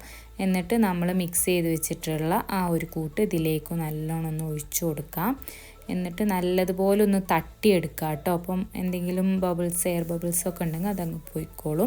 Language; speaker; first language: Malayalam; native; Malayalam